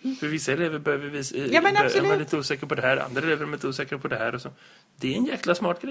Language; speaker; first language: Swedish; native; Swedish